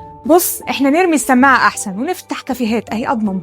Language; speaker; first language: Arabic; native; Arabic